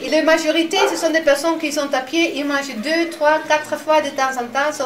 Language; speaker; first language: French; non-native, fluent; Dutch